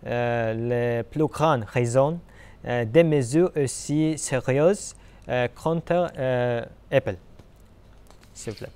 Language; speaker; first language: French; non-native, learner; Russian